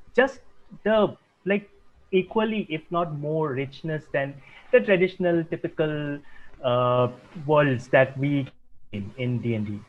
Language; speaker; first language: English; non-native, local second language; Assamese